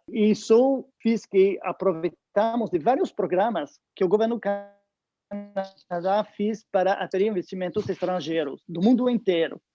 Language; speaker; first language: Portuguese; non-native, fluent; French